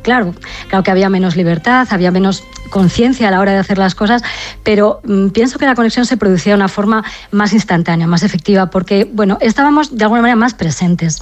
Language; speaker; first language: Spanish; native; Spanish